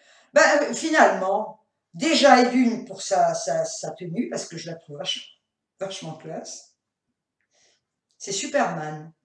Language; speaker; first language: French; native; French